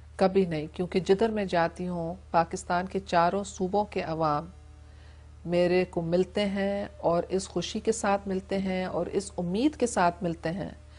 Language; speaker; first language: Urdu; non-native, local second language; English